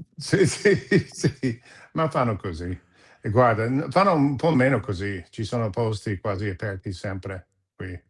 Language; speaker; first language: Italian; non-native, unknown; English